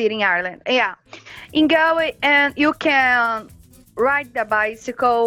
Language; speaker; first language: English; non-native, learner; Portuguese